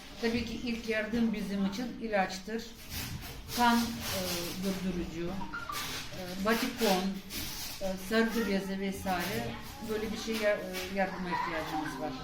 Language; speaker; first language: Turkish; non-native, fluent; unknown